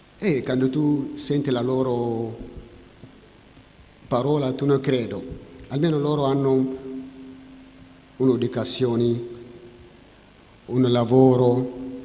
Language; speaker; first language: Italian; non-native, learner; Tigrinya